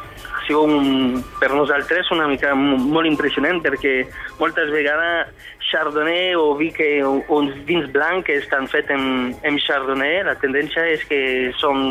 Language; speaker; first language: Catalan; non-native, fluent; French